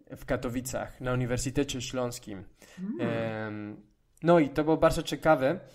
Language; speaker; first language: Polish; non-native, fluent; Spanish